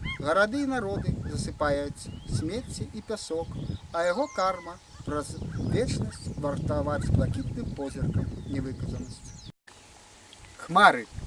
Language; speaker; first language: Belarusian; native; Belarusian